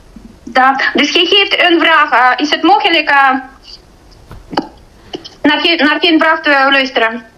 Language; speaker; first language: Dutch; non-native, learner; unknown